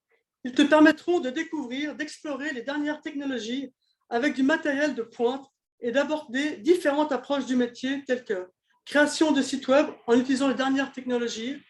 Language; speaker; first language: French; native; French